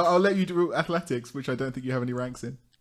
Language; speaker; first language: English; native; English